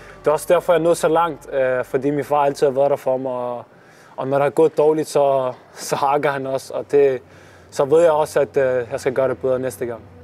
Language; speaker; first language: Danish; early bilingual, other home language; Arabic